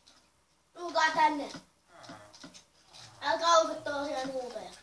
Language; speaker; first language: Finnish; native; Finnish